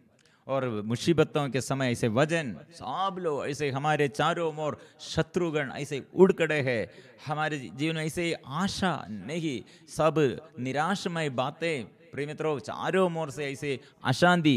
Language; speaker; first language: Hindi; non-native, local second language; Malayalam